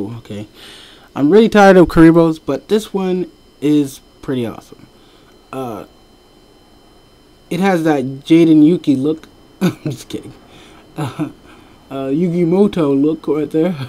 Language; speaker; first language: English; native; English